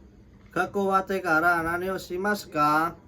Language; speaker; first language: Japanese; non-native, learner; Indonesian